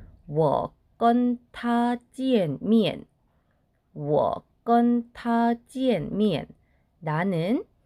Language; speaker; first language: Chinese; non-native, fluent; Korean